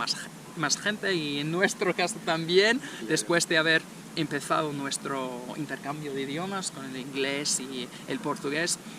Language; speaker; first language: Spanish; non-native, fluent; English